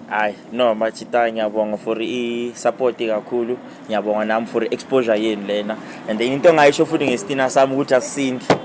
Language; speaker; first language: Zulu; non-native, local second language; Venda